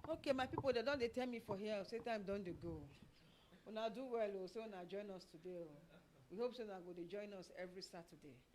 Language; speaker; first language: Nigerian Pidgin; non-native, local second language; Yoruba